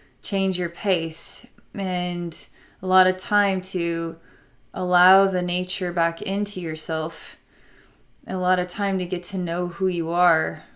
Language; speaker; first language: English; native; English